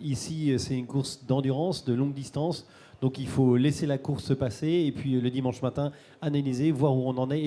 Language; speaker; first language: French; native; French